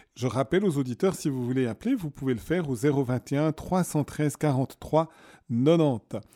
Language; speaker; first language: French; native; French